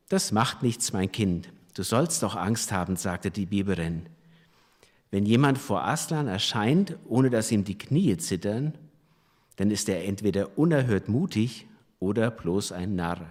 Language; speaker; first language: German; native; German